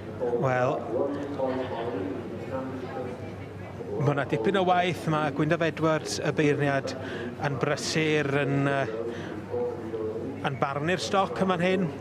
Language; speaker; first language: Welsh; native; Welsh